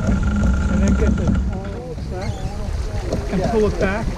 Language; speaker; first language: English; native; English